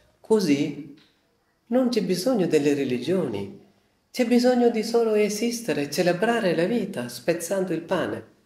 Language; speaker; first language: Italian; non-native, fluent; Malayalam